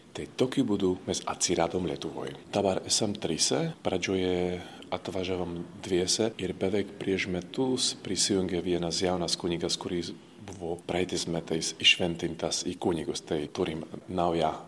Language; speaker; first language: Lithuanian; non-native, fluent; Slovak